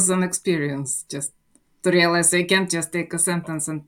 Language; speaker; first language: English; non-native, fluent; Russian